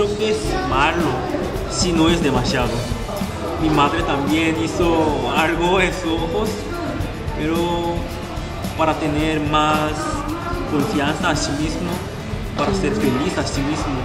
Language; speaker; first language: Spanish; non-native, fluent; Korean